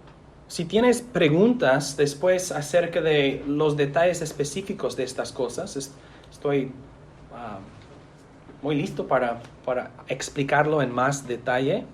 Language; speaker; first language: Spanish; non-native, fluent; English